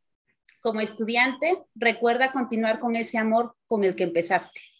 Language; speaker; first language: Spanish; native; Spanish